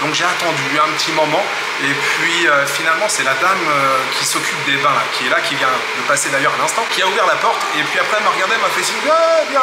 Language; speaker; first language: French; native; French